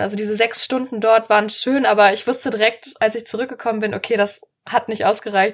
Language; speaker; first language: German; native; German